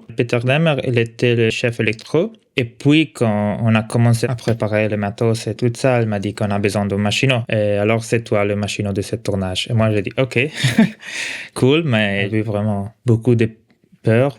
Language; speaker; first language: French; non-native, local second language; Italian